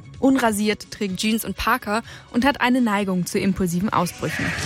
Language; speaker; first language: German; native; German